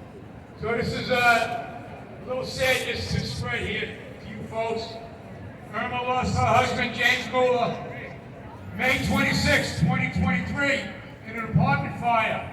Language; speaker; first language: English; native; English